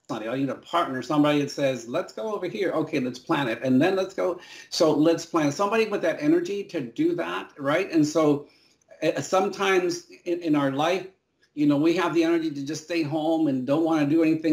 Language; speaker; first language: English; early bilingual, other home language; Spanish